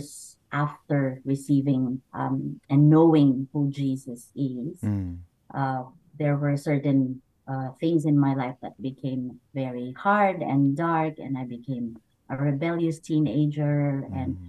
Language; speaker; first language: English; non-native, local second language; Bikol